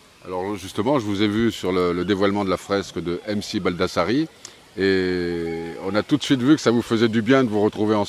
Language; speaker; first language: French; native; French